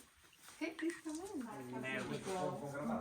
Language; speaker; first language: English; non-native, learner; Portuguese